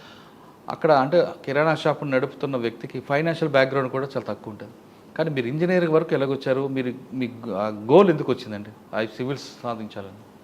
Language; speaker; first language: Telugu; native; Telugu